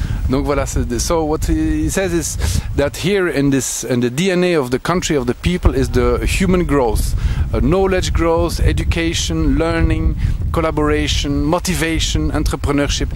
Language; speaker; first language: English; non-native, fluent; French